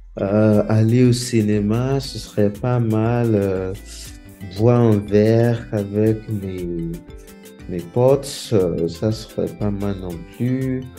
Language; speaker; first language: French; non-native, learner; Portuguese